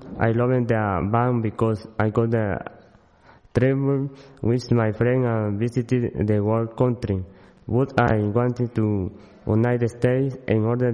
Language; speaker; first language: English; non-native, fluent; Spanish